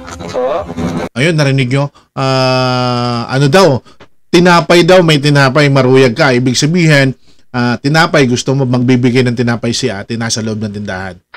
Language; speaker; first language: Filipino; non-native, local second language; Waray